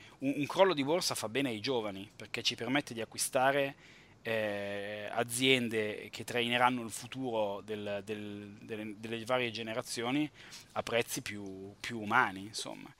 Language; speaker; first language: Italian; native; Italian